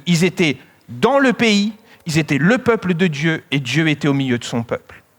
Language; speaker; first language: French; native; French